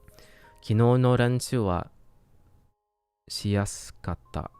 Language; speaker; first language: Japanese; non-native, learner; English